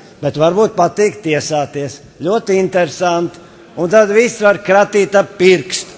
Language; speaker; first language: Latvian; native; Latvian